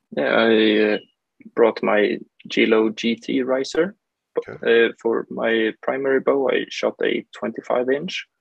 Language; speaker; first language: English; non-native, fluent; Swedish